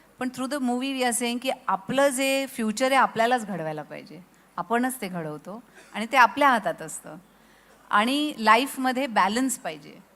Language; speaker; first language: Marathi; native; Marathi